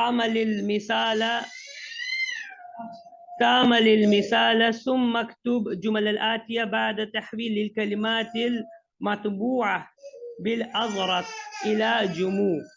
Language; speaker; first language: Arabic; non-native, fluent; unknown